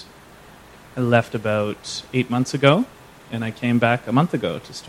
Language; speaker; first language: English; native; English